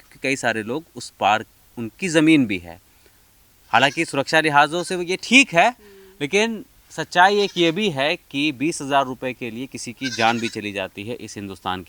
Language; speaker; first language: Hindi; native; Hindi